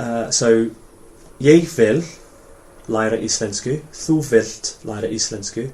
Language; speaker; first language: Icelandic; non-native, fluent; English